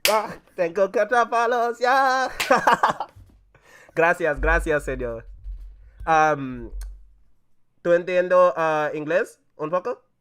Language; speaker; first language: Spanish; non-native, learner; English